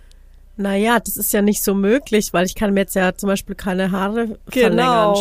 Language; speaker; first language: German; native; German